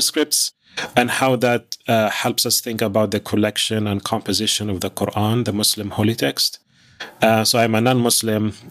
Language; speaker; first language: English; non-native, fluent; Arabic